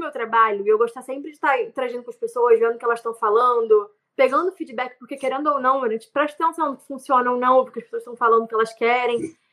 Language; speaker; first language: Portuguese; native; Portuguese